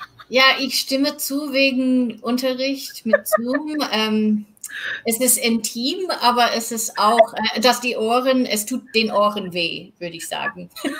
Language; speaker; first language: German; non-native, fluent; English